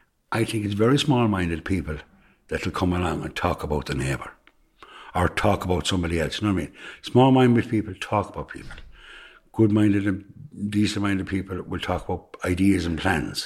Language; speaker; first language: English; native; English